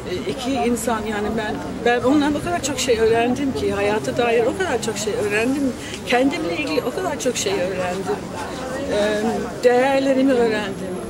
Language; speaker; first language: Turkish; non-native, fluent; English